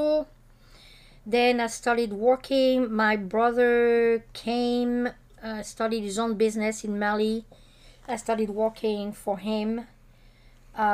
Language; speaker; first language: English; non-native, fluent; French